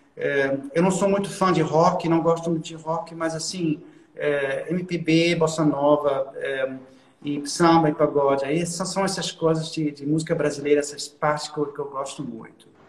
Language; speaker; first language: Portuguese; non-native, fluent; German